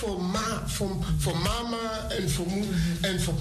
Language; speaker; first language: Dutch; non-native, learner; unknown